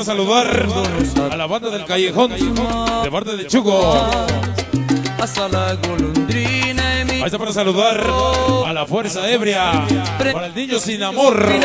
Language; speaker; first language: Spanish; native; Spanish